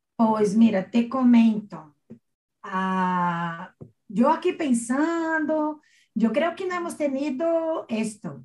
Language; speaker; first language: Spanish; non-native, fluent; Portuguese